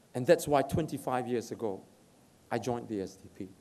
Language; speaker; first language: English; native; English